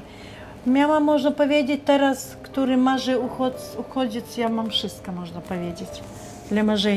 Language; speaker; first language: Polish; non-native, learner; Chechen